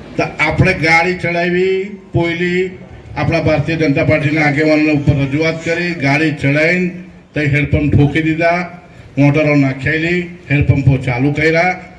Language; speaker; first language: Gujarati; native; Gujarati